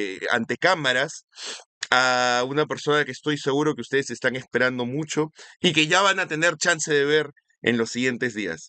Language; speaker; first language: Spanish; native; Spanish